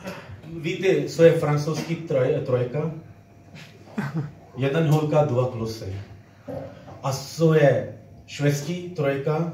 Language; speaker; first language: Czech; non-native, learner; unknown